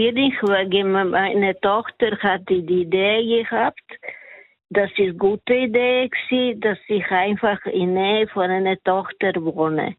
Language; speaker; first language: German; non-native, learner; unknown